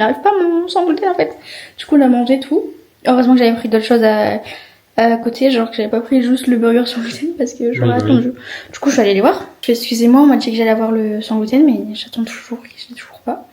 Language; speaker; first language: French; native; French